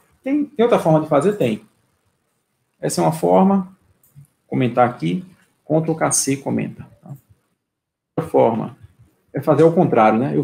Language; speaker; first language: Portuguese; native; Portuguese